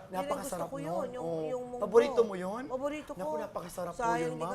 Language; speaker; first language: Filipino; non-native, local second language; Waray